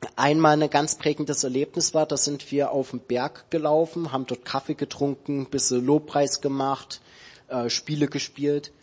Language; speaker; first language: German; native; German